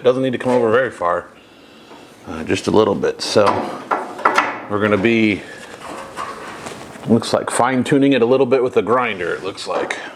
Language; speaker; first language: English; native; English